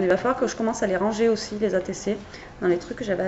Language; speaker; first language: French; native; French